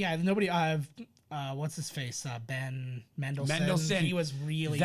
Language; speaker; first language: English; native; English